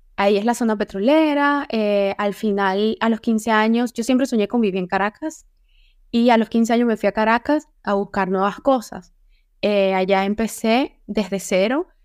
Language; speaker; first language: Spanish; native; Spanish